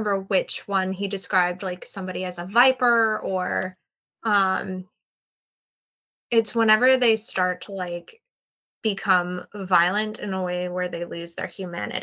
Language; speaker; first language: English; native; English